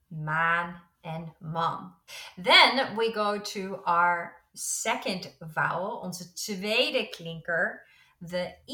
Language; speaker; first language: English; non-native, fluent; Dutch